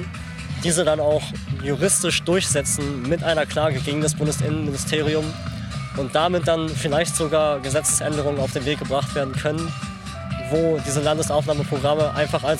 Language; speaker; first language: German; native; German